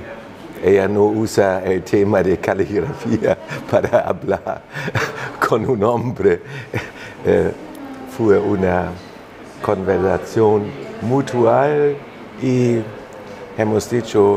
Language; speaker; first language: Spanish; non-native, fluent; German